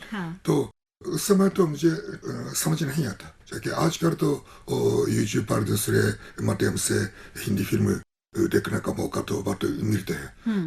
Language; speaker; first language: Hindi; non-native, fluent; Japanese